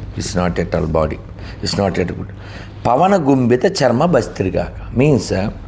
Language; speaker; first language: English; non-native, local second language; Telugu